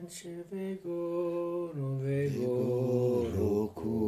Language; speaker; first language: Polish; non-native, learner; French